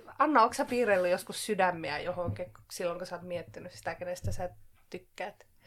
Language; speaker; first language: Finnish; non-native, local second language; Swedish